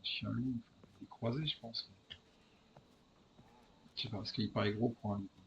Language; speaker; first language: French; native; French